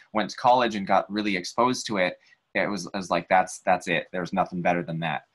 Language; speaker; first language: English; native; English